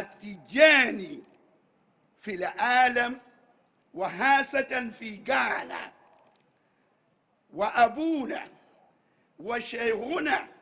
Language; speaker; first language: Arabic; non-native, fluent; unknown